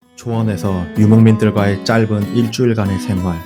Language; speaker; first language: Korean; native; Korean